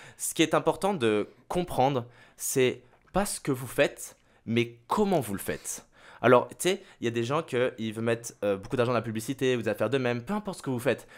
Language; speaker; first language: French; native; French